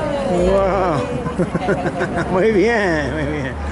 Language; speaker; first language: Spanish; non-native, learner; English